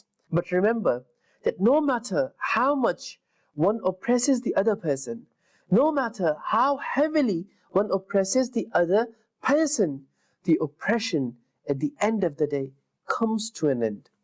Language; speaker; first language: English; non-native, local second language; Urdu